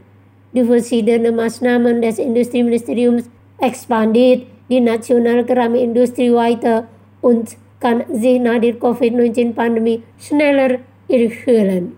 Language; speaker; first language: German; non-native, fluent; Indonesian